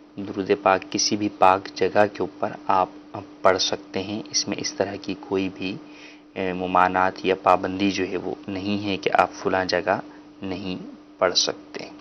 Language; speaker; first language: Urdu; native; Urdu